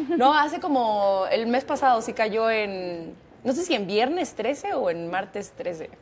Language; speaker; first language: Spanish; native; Spanish